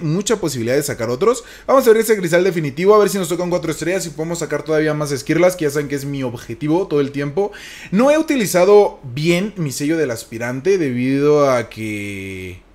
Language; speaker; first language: Spanish; native; Spanish